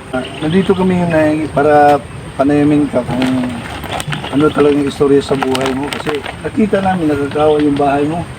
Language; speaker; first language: Filipino; non-native, local second language; Cebuano